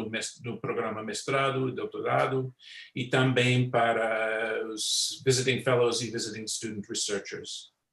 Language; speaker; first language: Portuguese; non-native, fluent; English